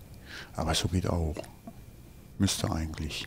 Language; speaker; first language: German; native; German